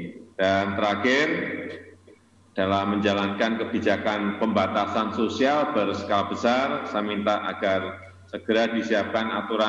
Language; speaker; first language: Indonesian; non-native, local second language; Javanese